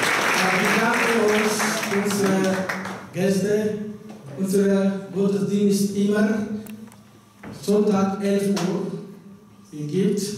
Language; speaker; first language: German; non-native, learner; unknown